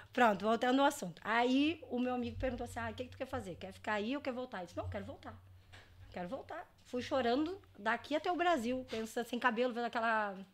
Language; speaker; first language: Portuguese; native; Portuguese